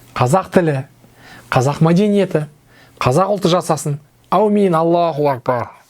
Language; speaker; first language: Kazakh; non-native, local second language; Russian